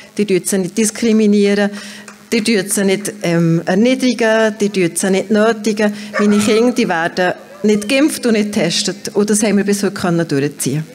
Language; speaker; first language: German; native; German